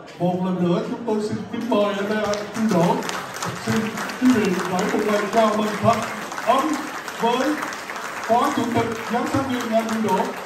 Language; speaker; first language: Vietnamese; early bilingual, heritage; Vietnamese